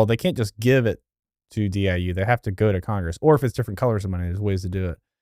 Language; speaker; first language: English; native; English